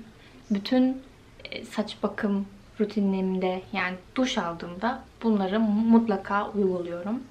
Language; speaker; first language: Turkish; native; Turkish